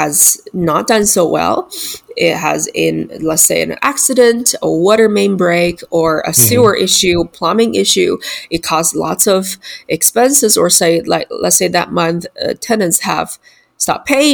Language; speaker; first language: English; non-native, fluent; Chinese